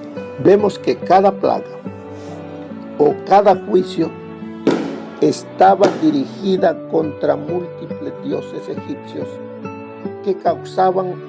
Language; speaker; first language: Spanish; native; Spanish